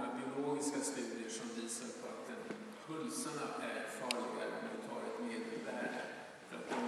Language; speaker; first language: Swedish; native; Swedish